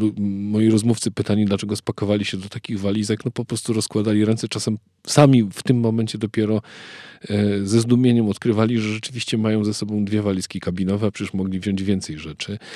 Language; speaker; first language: Polish; native; Polish